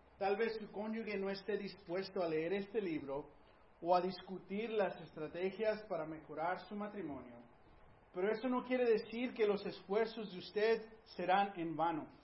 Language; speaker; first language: Spanish; early bilingual, heritage; Spanish